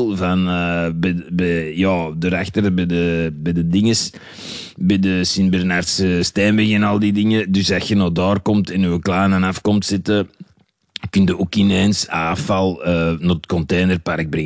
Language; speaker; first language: Dutch; native; Dutch